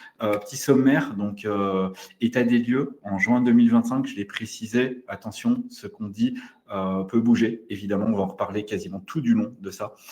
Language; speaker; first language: French; native; French